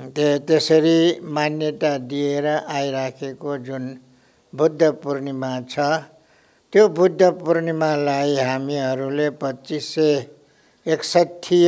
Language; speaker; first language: Nepali; non-native, local second language; Newari